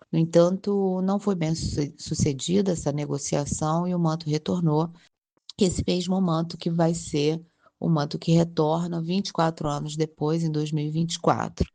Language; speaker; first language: Portuguese; native; Portuguese